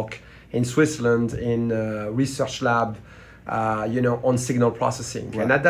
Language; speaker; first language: English; non-native, fluent; French